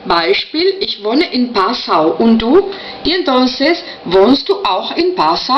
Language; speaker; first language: German; non-native, fluent; Spanish